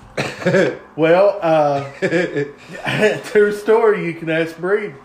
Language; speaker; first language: English; native; English